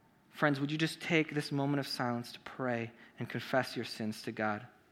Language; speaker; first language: English; native; English